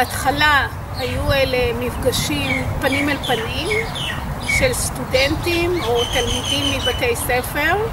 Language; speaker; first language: Hebrew; native; Hebrew